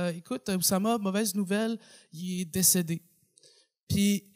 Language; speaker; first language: French; native; French